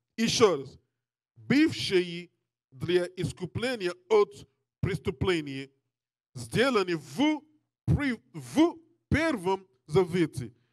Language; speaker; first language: Russian; non-native, learner; English